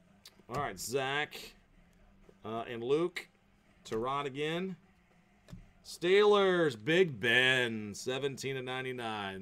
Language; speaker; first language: English; native; English